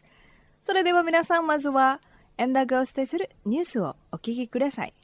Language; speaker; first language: Japanese; non-native, fluent; Indonesian